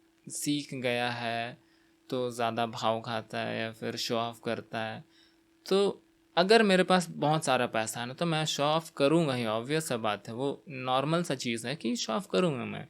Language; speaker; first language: Hindi; non-native, local second language; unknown